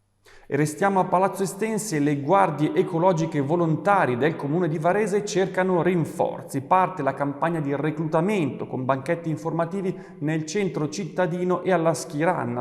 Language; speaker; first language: Italian; native; Italian